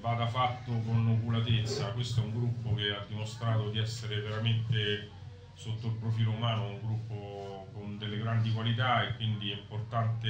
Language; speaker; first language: Italian; native; Italian